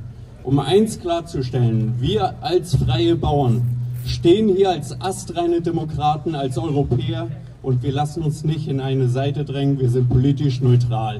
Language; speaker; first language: German; native; German